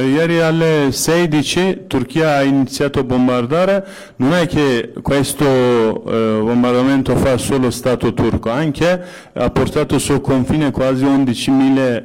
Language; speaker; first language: Italian; non-native, fluent; Kurdish